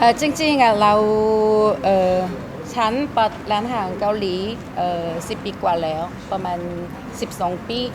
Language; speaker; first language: Thai; non-native, learner; Korean